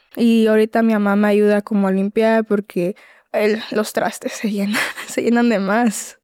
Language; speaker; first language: Spanish; early bilingual, heritage; Spanish